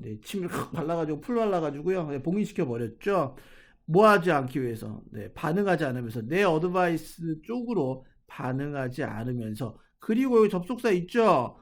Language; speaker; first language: Korean; native; Korean